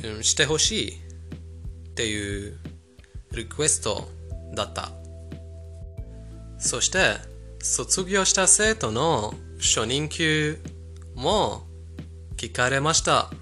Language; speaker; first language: Japanese; non-native, fluent; Persian